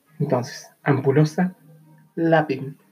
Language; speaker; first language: Spanish; native; Spanish